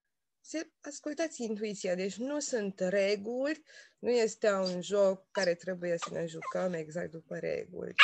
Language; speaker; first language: Romanian; non-native, local second language; Hungarian